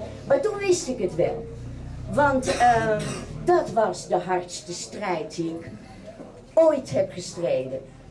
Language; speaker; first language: Dutch; native; Dutch